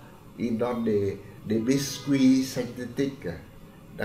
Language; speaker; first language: French; non-native, fluent; Vietnamese